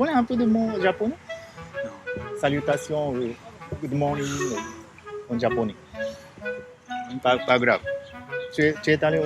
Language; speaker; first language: French; non-native, learner; Japanese